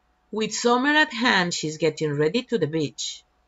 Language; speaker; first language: English; non-native, fluent; Spanish